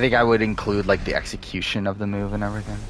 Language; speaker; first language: English; native; English